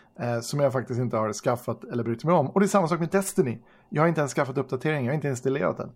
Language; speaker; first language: Swedish; native; Swedish